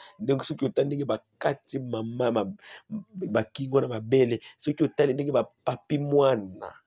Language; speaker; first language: Lingala; non-native, local second language; Swahili